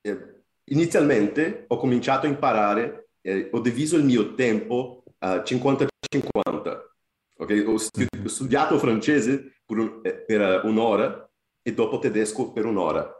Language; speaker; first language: Italian; non-native, fluent; Portuguese